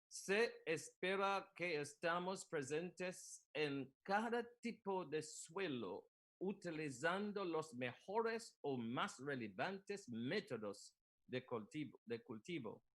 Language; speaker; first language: Spanish; non-native, learner; English